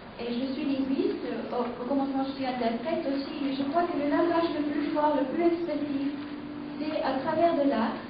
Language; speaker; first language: French; non-native, fluent; Catalan